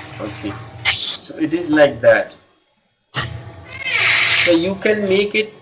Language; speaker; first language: English; non-native, local second language; Hindi